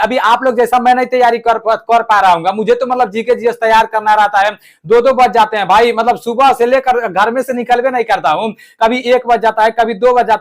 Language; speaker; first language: Hindi; native; Hindi